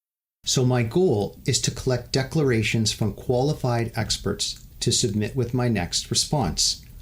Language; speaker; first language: English; native; English